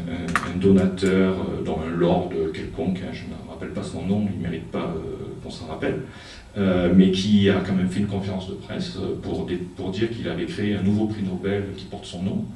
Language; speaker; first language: French; native; French